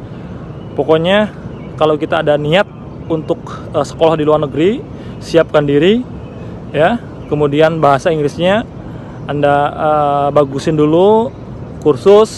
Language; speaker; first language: Indonesian; non-native, local second language; Sundanese